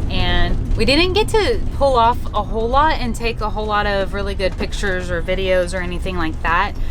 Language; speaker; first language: English; native; English